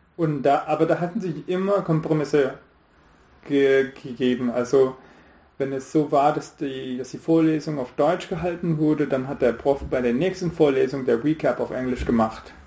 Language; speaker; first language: German; non-native, fluent; Hindi